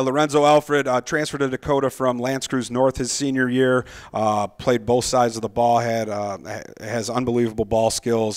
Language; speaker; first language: English; native; English